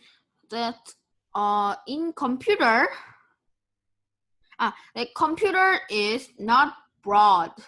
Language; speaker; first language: English; non-native, learner; Korean